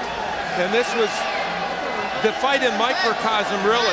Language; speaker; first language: English; native; English